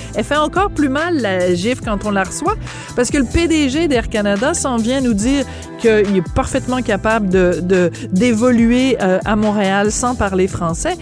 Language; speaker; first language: French; native; French